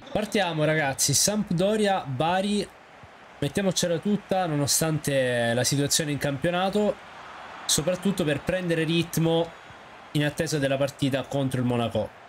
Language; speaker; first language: Italian; native; Italian